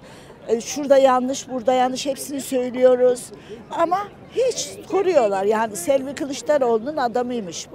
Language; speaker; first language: Turkish; native; Turkish